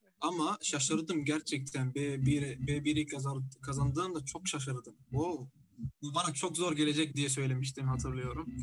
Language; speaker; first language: Turkish; non-native, fluent; Arabic